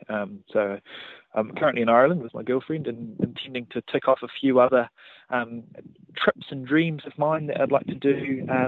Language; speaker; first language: English; native; English